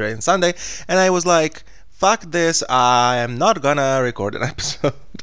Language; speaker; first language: English; non-native, fluent; Serbian